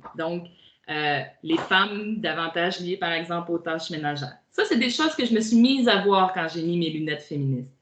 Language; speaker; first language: French; native; French